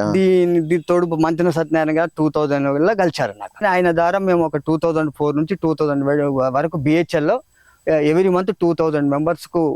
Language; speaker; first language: Telugu; native; Telugu